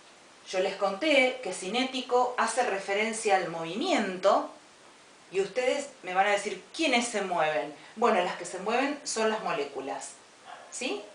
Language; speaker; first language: Spanish; native; Spanish